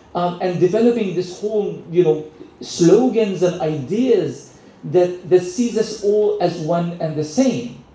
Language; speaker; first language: English; non-native, fluent; Arabic